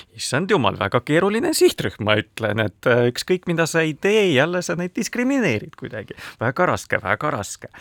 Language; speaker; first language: Estonian; non-native, local second language; Russian